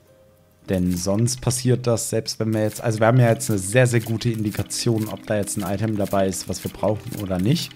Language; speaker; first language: German; native; German